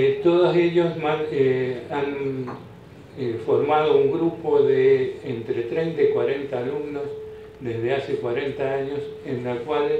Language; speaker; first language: Spanish; native; Spanish